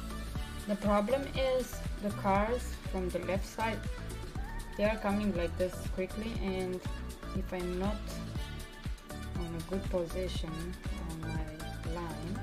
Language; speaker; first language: English; non-native, learner; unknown